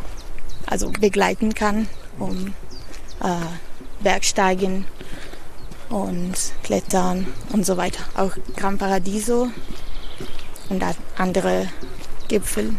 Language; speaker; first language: German; non-native, learner; Italian